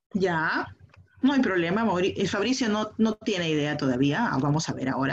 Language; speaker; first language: Spanish; native; Spanish